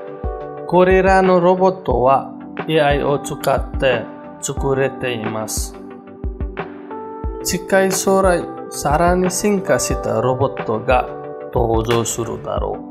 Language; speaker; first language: Japanese; non-native, learner; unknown